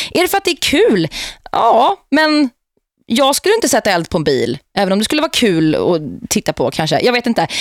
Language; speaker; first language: Swedish; native; Swedish